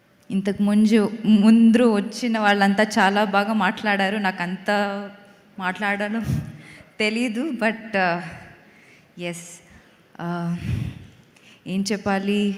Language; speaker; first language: Telugu; non-native, learner; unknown